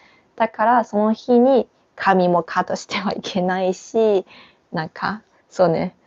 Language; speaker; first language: Japanese; non-native, fluent; Chinese